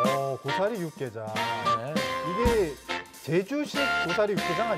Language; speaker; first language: Korean; native; Korean